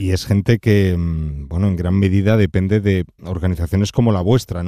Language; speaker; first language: Spanish; native; Spanish